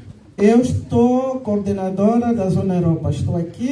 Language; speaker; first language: Portuguese; non-native, local second language; Lingala